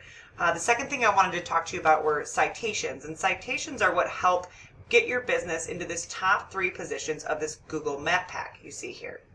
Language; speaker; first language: English; native; English